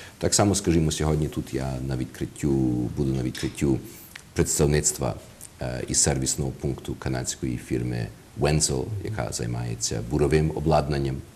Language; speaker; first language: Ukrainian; early bilingual, heritage; Ukrainian